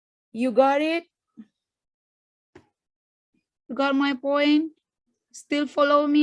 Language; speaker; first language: English; non-native, fluent; Indonesian